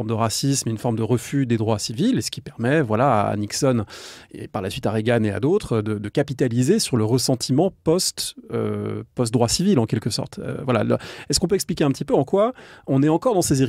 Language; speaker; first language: French; native; French